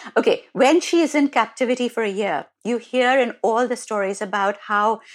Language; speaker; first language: English; non-native, local second language; Hindi